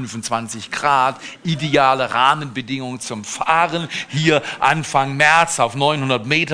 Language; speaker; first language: German; native; German